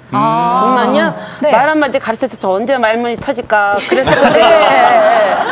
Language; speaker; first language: Korean; native; Korean